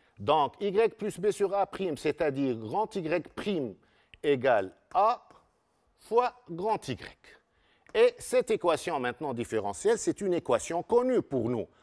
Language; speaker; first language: French; non-native, local second language; Arabic